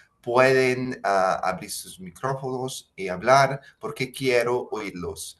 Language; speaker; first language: Spanish; non-native, fluent; Portuguese